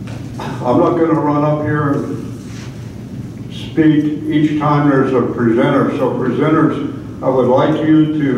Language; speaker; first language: English; native; English